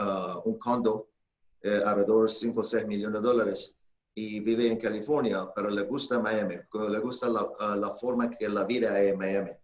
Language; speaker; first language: Spanish; non-native, fluent; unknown